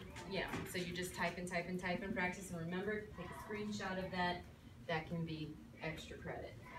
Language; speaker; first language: English; native; English